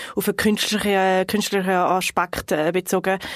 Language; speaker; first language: German; non-native, fluent; Portuguese